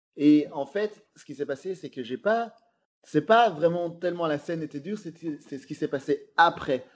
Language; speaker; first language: French; native; French